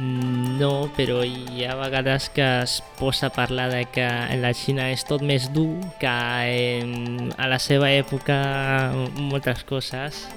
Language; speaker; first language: Catalan; non-native, local second language; Spanish